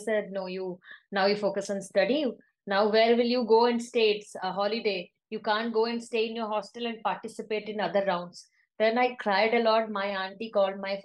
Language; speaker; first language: English; non-native, local second language; Odia